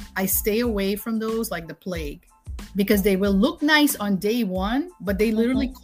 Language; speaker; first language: English; non-native, fluent; Dutch